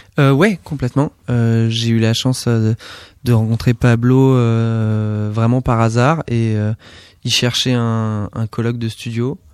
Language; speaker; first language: French; native; French